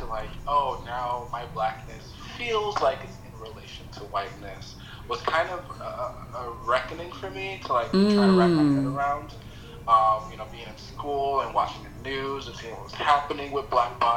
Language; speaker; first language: English; non-native, local second language; Yoruba